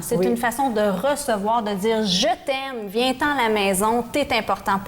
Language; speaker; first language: French; native; French